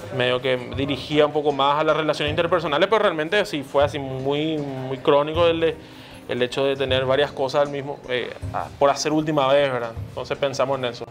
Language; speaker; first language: Spanish; early bilingual, other home language; Portuguese